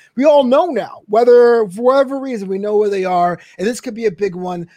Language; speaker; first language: English; native; English